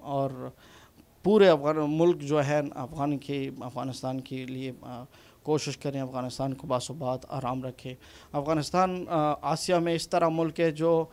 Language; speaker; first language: Urdu; non-native, fluent; Punjabi